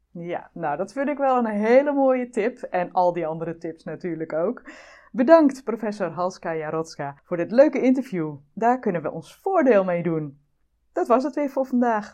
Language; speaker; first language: Dutch; native; Dutch